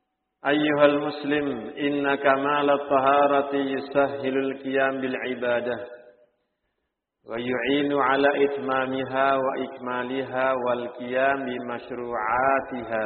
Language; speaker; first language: Arabic; non-native, fluent; Indonesian